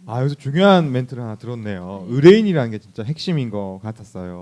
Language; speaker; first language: Korean; native; Korean